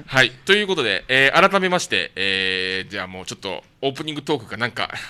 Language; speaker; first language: Japanese; native; Japanese